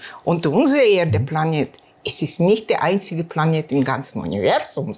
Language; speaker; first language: German; non-native, learner; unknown